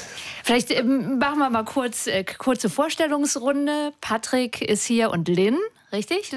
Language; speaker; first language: German; native; German